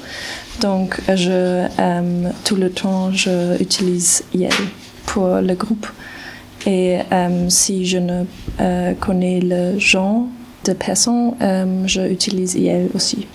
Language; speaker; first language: French; non-native, learner; German